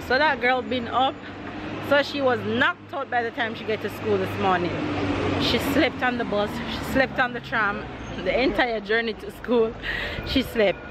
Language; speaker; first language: English; native; English